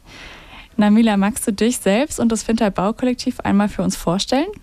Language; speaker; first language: German; native; German